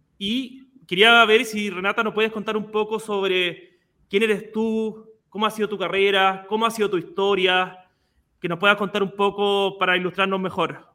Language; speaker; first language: Spanish; native; Spanish